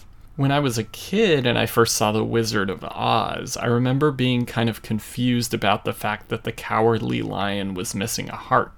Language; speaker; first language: English; native; English